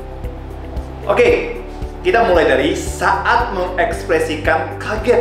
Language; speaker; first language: Indonesian; non-native, fluent; Japanese